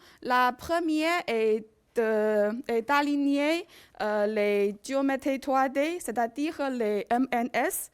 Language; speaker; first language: French; non-native, learner; Chinese